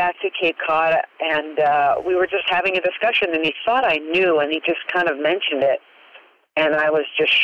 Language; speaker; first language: English; native; English